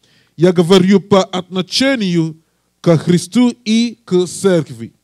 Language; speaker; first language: Russian; non-native, learner; English